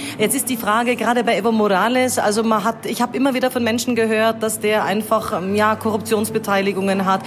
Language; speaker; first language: German; native; German